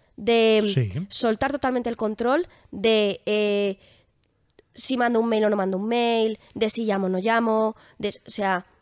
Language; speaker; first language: Spanish; native; Spanish